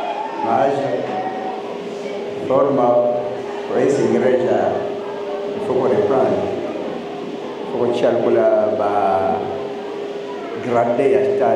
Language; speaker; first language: Portuguese; non-native, learner; Lingala